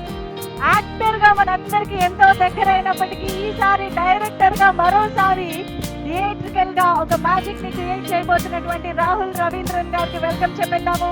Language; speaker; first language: Telugu; native; Telugu